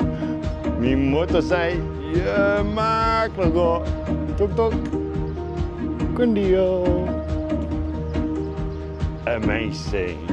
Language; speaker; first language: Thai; non-native, learner; Norwegian